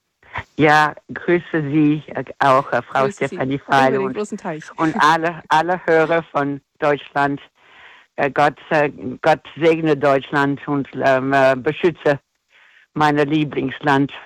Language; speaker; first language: German; non-native, fluent; English